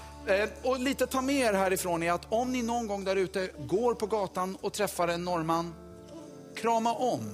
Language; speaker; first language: Swedish; native; Swedish